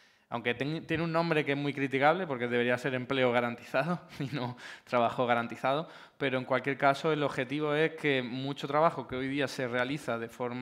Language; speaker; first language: Spanish; native; Spanish